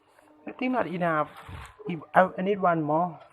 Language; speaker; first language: English; non-native, learner; Thai